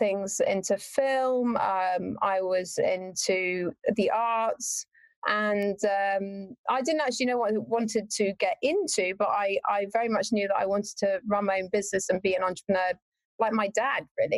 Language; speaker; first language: English; native; English